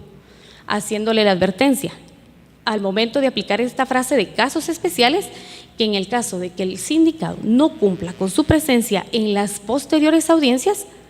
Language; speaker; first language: Spanish; native; Spanish